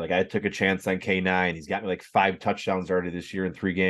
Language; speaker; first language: English; native; English